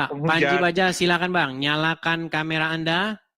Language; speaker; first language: Indonesian; native; Indonesian